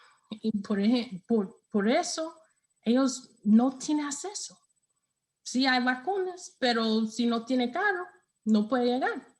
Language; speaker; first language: Spanish; non-native, learner; English